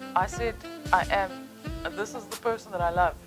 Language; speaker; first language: English; native; English